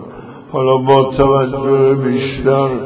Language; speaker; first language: Persian; native; Persian